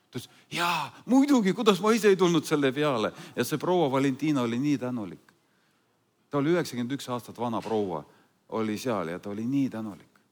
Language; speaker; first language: Estonian; non-native, fluent; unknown